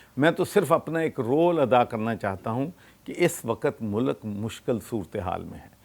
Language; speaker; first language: Urdu; non-native, local second language; Punjabi